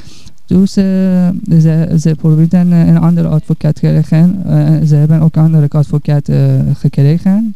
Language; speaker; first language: Dutch; non-native, learner; Persian